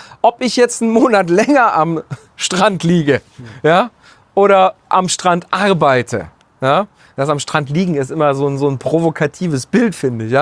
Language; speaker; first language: German; native; German